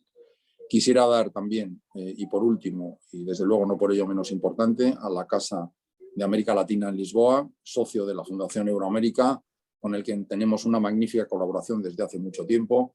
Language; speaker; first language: Spanish; native; Spanish